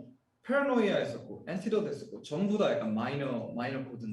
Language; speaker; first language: Korean; native; Korean